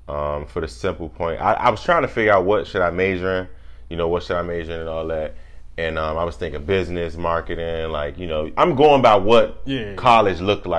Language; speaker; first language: English; native; English